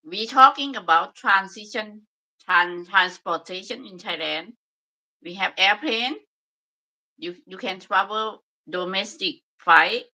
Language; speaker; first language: English; non-native, learner; Thai